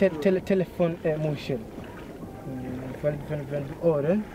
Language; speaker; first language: German; non-native, learner; Swahili